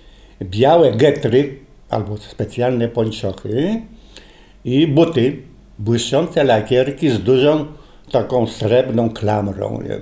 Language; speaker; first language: Polish; native; Polish